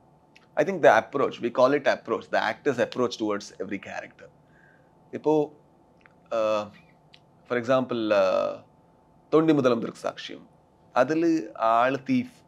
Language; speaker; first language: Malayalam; non-native, learner; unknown